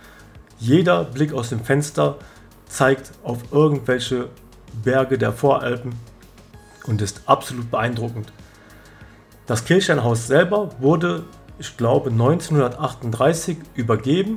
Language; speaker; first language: German; native; German